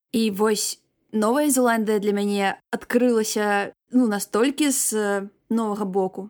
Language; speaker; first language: Belarusian; non-native, local second language; Russian